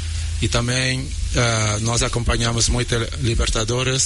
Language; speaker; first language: Spanish; non-native, learner; Portuguese